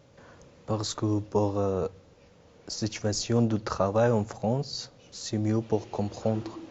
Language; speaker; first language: French; non-native, learner; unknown